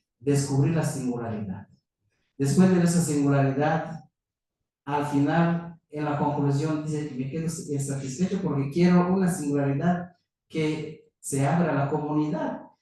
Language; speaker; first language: Spanish; non-native, fluent; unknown